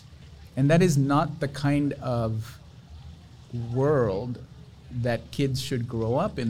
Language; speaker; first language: English; non-native, local second language; Sinhala